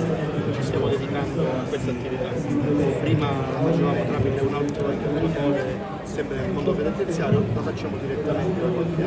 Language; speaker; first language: Italian; native; Italian